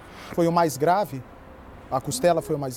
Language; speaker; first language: Portuguese; native; Portuguese